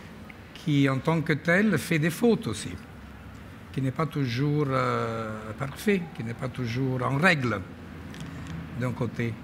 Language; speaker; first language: French; non-native, fluent; Italian